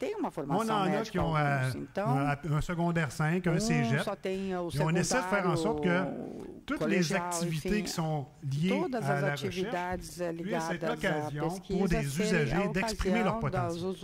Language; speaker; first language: French; native; French